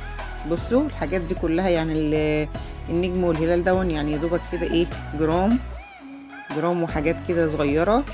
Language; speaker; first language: Arabic; native; Arabic